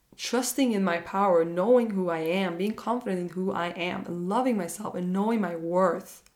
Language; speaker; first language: English; non-native, fluent; Norwegian